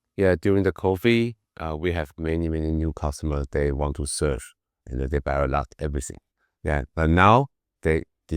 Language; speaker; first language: English; non-native, learner; Chinese